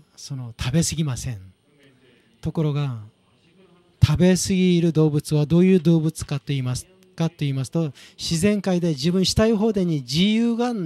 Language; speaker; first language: Japanese; non-native, fluent; Korean